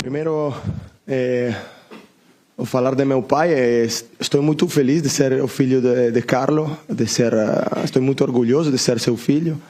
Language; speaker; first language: Portuguese; non-native, learner; Italian